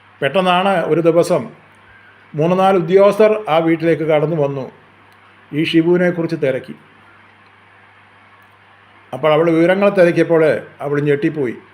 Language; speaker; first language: Malayalam; native; Malayalam